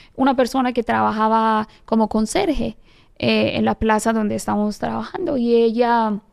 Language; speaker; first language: Spanish; non-native, fluent; Persian